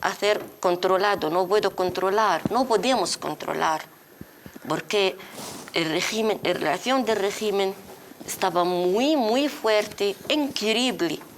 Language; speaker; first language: Spanish; non-native, learner; Arabic